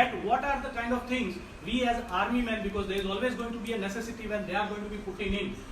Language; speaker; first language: English; non-native, local second language; Gujarati